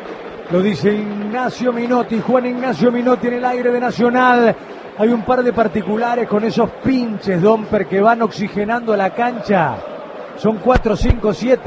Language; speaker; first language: Spanish; native; Spanish